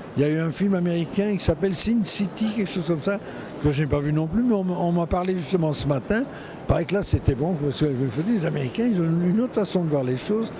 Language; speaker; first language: French; native; French